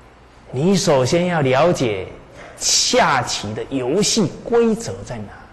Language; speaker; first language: Chinese; native; Chinese